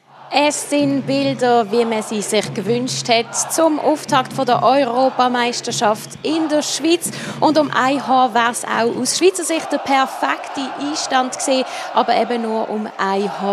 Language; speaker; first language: German; native; German